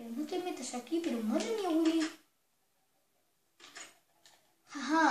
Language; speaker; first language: Spanish; native; Spanish